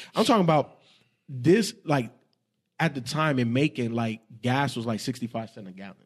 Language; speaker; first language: English; native; English